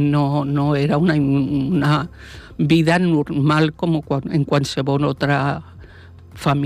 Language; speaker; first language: Catalan; non-native, local second language; Spanish